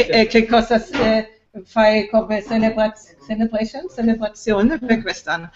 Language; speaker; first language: Italian; non-native, fluent; German